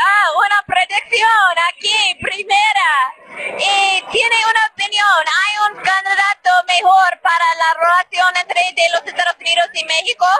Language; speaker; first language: Spanish; non-native, learner; English